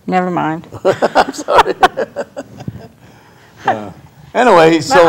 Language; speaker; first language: English; non-native, local second language; Cantonese